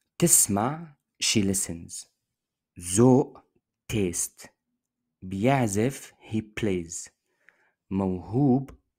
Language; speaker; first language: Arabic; native; Arabic